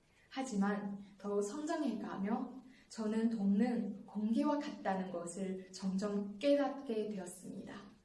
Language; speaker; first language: Korean; non-native, fluent; Chinese